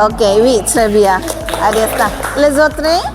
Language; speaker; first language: French; non-native, learner; Indonesian